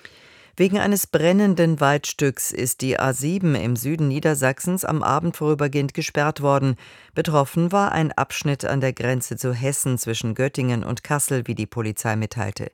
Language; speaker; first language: German; native; German